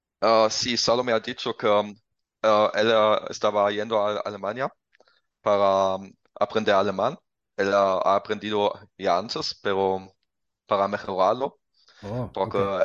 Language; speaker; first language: Spanish; non-native, learner; German